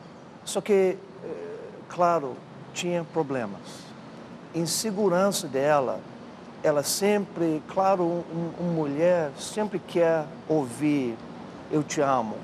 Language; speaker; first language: Portuguese; non-native, learner; English